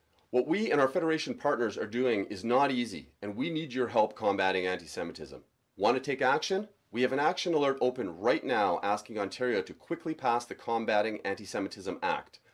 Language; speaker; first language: English; native; English